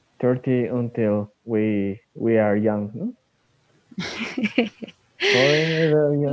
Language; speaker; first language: English; non-native, learner; Spanish